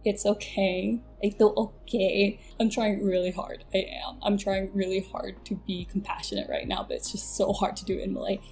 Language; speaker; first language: English; native; English